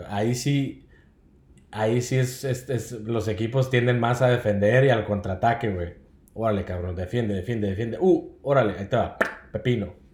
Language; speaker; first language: Spanish; native; Spanish